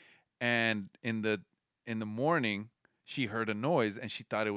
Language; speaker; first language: English; early bilingual, other home language; Spanish